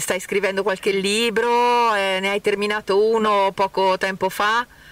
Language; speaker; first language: Italian; native; Italian